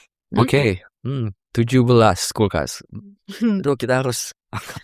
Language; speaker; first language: Indonesian; native; Indonesian